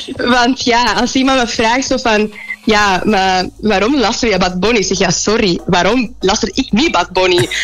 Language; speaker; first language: Dutch; non-native, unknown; Spanish